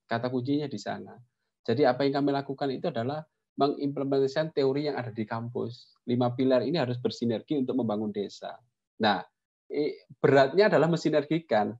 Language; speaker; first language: Indonesian; non-native, local second language; Javanese